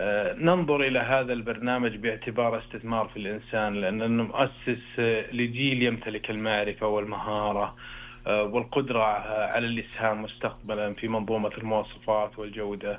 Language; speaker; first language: Arabic; native; Arabic